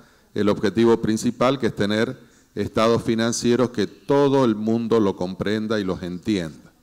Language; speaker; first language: Spanish; native; Spanish